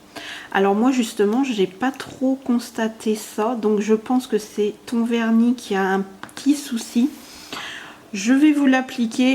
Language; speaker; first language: French; native; French